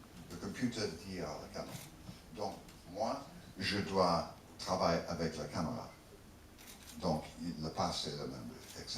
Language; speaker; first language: French; non-native, learner; English